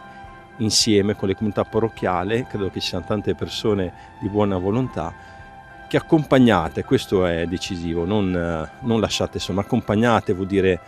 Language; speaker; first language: Italian; native; Italian